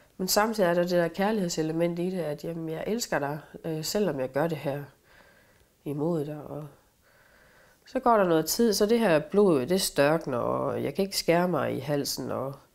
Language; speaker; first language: Danish; native; Danish